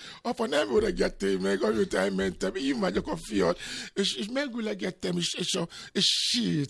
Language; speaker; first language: Hungarian; non-native, learner; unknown